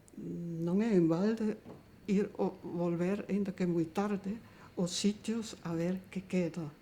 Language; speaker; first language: Galician; non-native, fluent; German